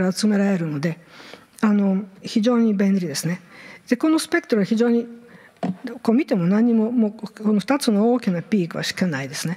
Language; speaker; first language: Japanese; non-native, fluent; Bulgarian